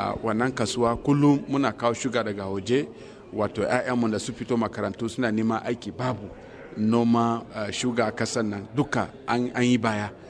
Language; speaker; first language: Hausa; non-native, local second language; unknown